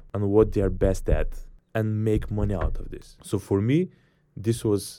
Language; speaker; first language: English; non-native, fluent; Bulgarian